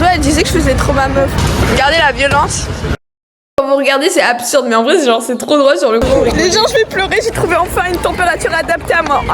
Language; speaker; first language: French; native; French